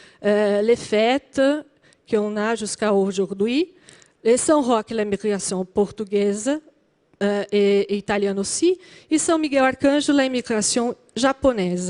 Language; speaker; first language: French; non-native, learner; Portuguese